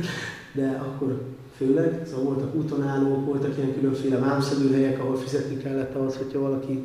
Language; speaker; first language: Hungarian; native; Hungarian